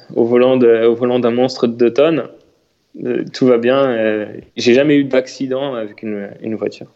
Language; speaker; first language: French; native; French